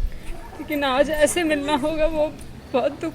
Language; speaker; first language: Hindi; non-native, local second language; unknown